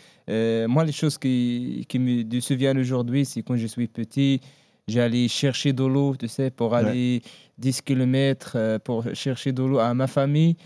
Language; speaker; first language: French; non-native, learner; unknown